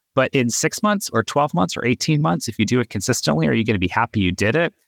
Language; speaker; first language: English; native; English